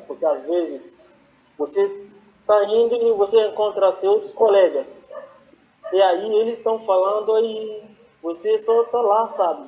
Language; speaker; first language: Portuguese; non-native, fluent; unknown